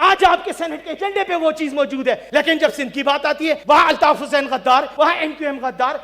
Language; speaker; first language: Urdu; non-native, local second language; Pashto